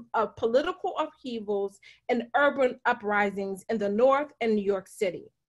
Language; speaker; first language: English; native; English